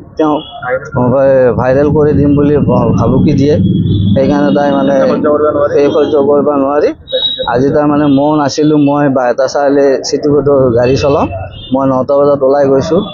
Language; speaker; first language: Assamese; native; Assamese